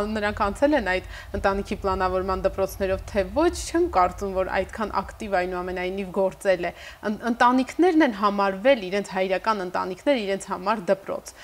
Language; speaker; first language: Armenian; native; Armenian